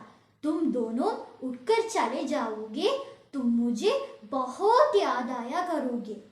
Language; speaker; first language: Hindi; non-native, local second language; Malayalam